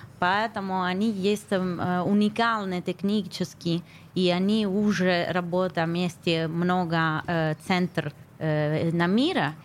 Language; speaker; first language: Russian; non-native, learner; Italian